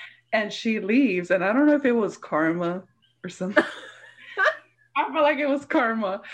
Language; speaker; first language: English; early bilingual, other home language; Spanish